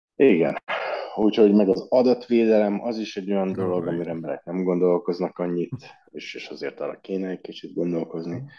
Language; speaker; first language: Hungarian; early bilingual, heritage; Hungarian